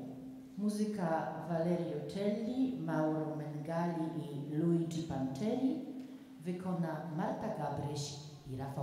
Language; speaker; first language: Polish; native; Polish